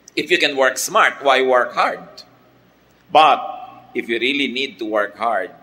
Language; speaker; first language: English; non-native, local second language; Filipino